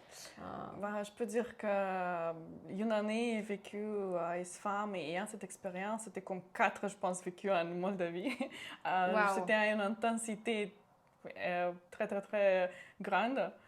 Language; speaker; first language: French; non-native, local second language; Romanian